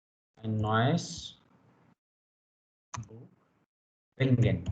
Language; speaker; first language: German; non-native, learner; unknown